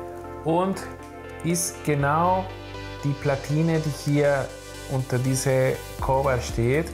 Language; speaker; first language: German; non-native, learner; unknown